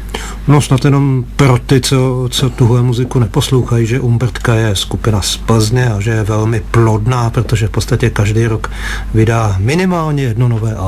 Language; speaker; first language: Czech; native; Czech